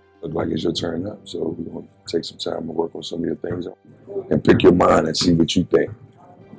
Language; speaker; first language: English; native; English